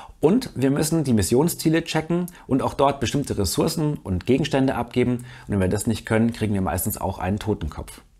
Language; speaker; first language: German; native; German